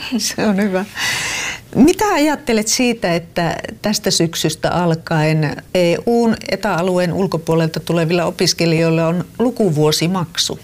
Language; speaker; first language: Finnish; native; Finnish